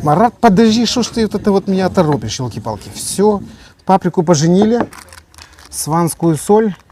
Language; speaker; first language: Russian; native; Russian